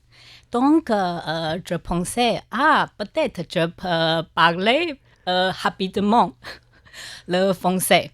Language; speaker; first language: French; non-native, learner; Chinese